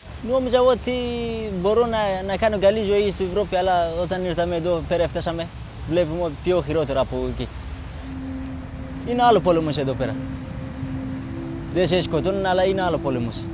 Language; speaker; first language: Greek; non-native, learner; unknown